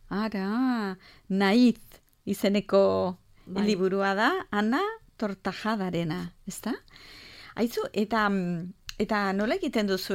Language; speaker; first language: Basque; native; Basque